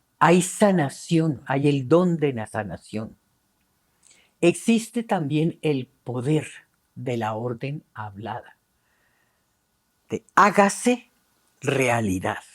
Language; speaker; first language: Spanish; native; Spanish